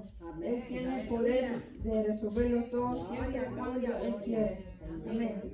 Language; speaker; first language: Spanish; native; Spanish